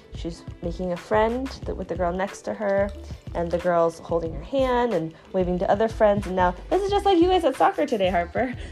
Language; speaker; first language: English; non-native, fluent; Chinese